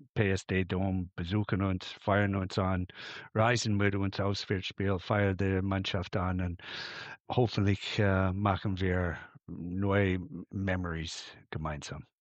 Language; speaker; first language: German; non-native, fluent; English